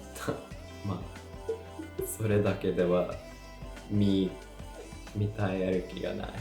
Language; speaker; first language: Japanese; non-native, learner; English